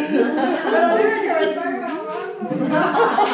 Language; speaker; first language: Spanish; native; Spanish